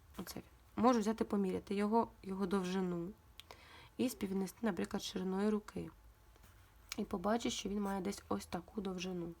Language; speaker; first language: Ukrainian; non-native, local second language; Russian